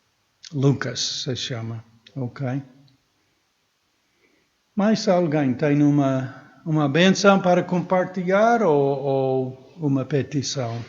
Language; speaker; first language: Portuguese; non-native, fluent; English